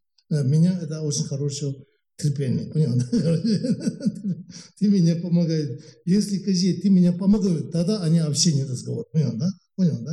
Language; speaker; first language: Russian; non-native, learner; Tibetan